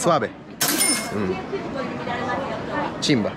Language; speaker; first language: Spanish; non-native, learner; Japanese